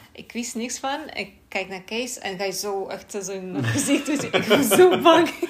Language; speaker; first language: Dutch; non-native, fluent; Russian